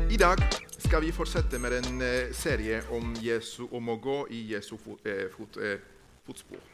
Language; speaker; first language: Norwegian; non-native, fluent; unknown